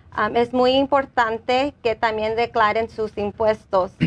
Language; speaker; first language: Spanish; early bilingual, heritage; Spanish